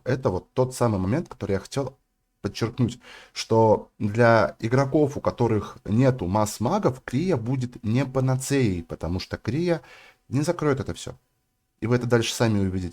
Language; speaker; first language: Russian; native; Russian